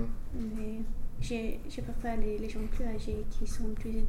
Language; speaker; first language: French; non-native, learner; English